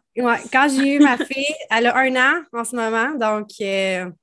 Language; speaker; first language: French; native; French